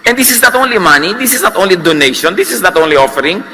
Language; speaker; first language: English; non-native, local second language; Filipino